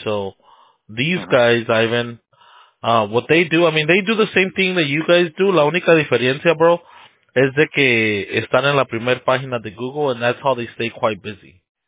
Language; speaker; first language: English; early bilingual, other home language; Spanish